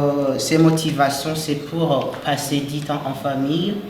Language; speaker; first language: French; non-native, local second language; Rundi